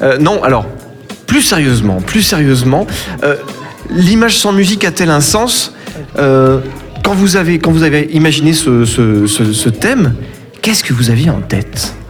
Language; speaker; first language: French; native; French